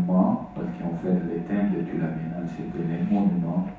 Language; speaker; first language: French; non-native, fluent; Italian